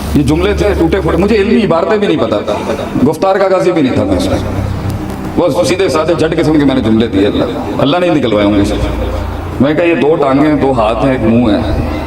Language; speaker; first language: Urdu; non-native, local second language; Punjabi